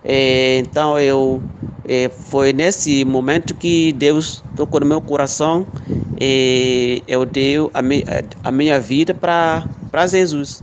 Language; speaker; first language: Portuguese; non-native, local second language; Fula